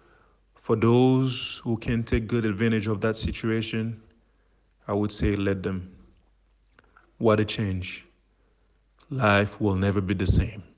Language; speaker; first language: English; non-native, fluent; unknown